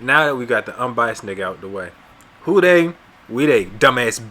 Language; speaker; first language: English; native; English